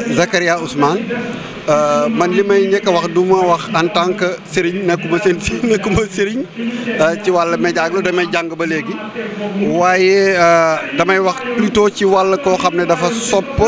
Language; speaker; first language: Wolof; non-native, local second language; Fula